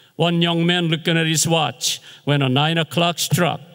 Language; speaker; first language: English; non-native, fluent; Korean